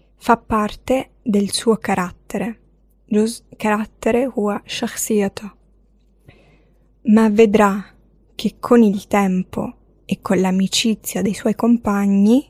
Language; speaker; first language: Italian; non-native, fluent; Arabic